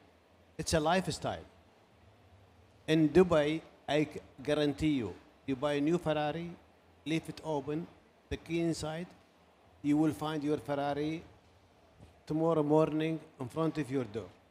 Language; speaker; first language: English; non-native, learner; Arabic